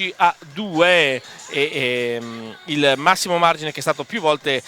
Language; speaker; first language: Italian; native; Italian